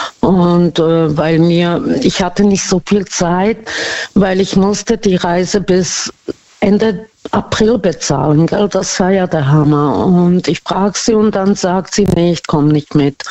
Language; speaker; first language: German; non-native, fluent; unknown